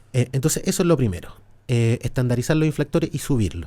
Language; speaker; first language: Spanish; native; Spanish